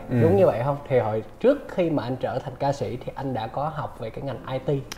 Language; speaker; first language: Vietnamese; native; Vietnamese